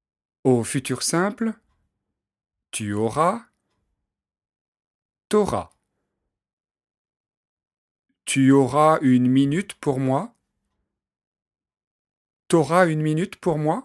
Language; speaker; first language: French; native; French